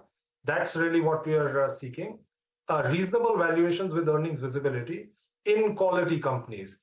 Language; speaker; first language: English; non-native, local second language; Hindi